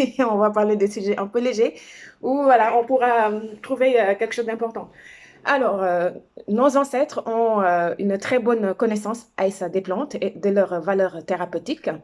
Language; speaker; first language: French; non-native, local second language; Wolof